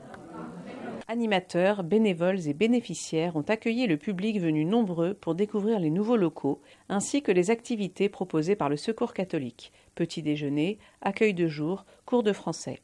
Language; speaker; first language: French; native; French